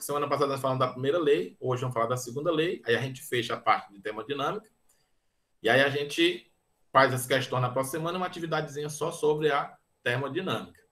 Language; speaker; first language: Portuguese; native; Portuguese